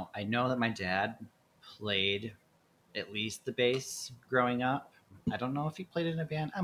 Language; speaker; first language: English; native; English